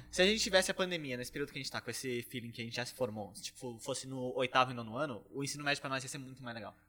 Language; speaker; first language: Portuguese; native; Portuguese